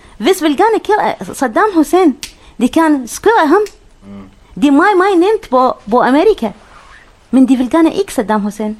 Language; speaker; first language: Danish; non-native, learner; Arabic